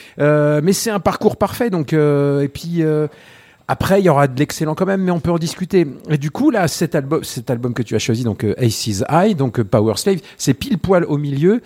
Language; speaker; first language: French; native; French